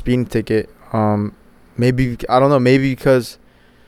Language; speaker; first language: English; native; English